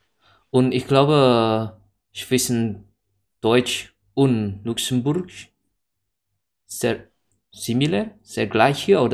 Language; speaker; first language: German; non-native, learner; Indonesian